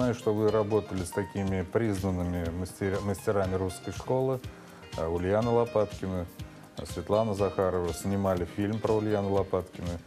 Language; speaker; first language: Russian; native; Russian